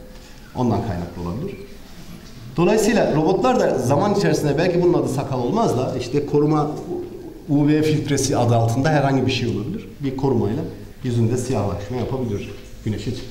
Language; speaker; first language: Turkish; native; Turkish